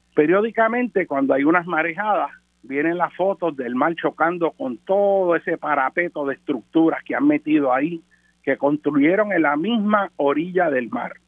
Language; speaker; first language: Spanish; native; Spanish